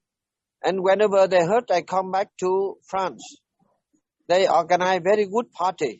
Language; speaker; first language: English; non-native, learner; Vietnamese